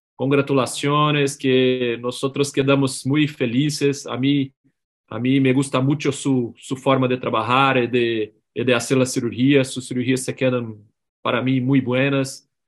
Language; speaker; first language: Spanish; non-native, learner; Portuguese